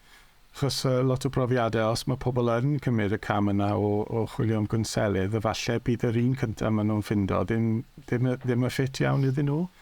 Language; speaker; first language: Welsh; native; Welsh